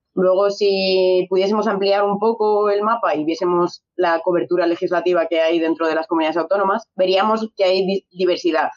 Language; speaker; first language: Spanish; native; Spanish